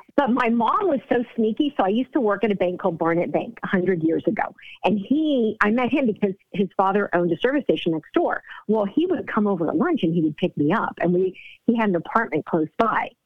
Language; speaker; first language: English; native; English